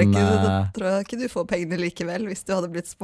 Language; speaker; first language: Norwegian; native; Norwegian